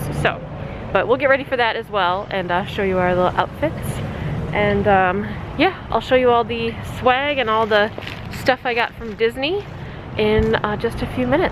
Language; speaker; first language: English; native; English